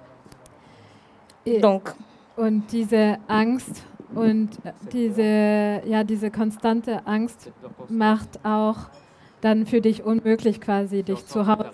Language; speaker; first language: German; native; German